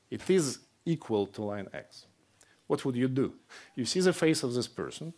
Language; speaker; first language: English; non-native, fluent; Russian